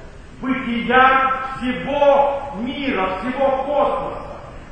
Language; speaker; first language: Russian; native; Russian